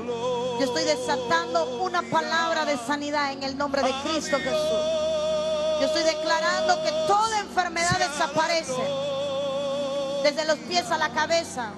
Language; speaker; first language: Spanish; native; Spanish